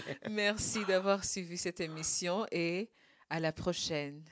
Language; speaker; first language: French; non-native, local second language; Swahili